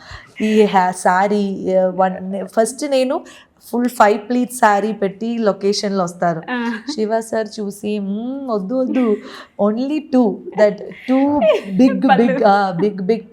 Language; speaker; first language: Telugu; non-native, learner; Malayalam